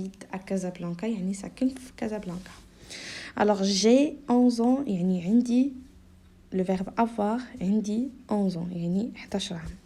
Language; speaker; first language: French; non-native, local second language; Arabic